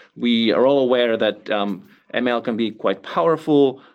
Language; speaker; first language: English; non-native, fluent; Catalan